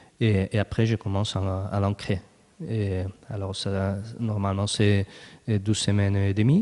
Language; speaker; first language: French; non-native, learner; Spanish